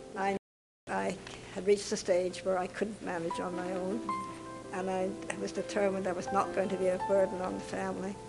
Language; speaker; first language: English; native; English